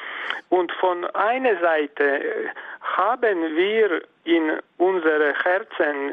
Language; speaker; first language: German; non-native, fluent; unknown